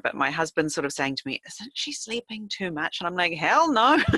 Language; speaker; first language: English; native; English